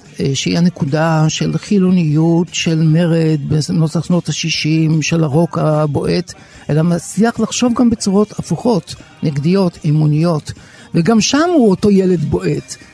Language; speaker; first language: Hebrew; native; Hebrew